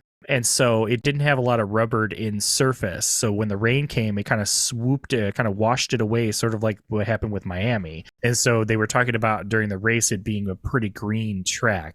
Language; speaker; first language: English; native; English